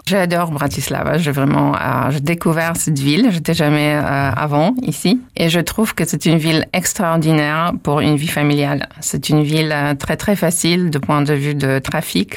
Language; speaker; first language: French; non-native, fluent; Polish